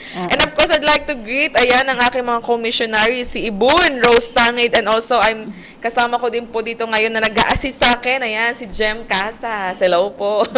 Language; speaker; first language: Filipino; native; Filipino